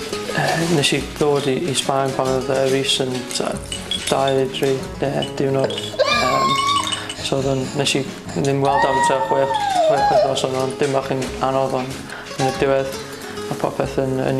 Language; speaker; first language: Welsh; non-native, local second language; English